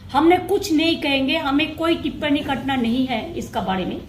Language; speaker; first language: Hindi; non-native, local second language; Bangla